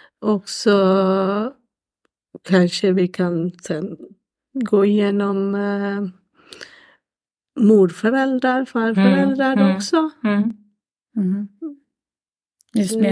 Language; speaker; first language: Swedish; non-native, learner; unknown